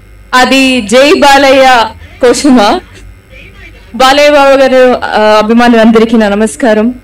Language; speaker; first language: Telugu; non-native, local second language; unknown